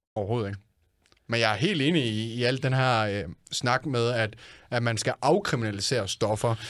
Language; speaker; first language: Danish; native; Danish